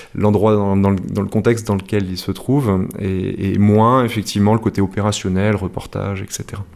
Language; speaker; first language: French; native; French